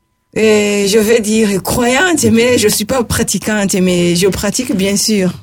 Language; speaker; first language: French; non-native, local second language; Rundi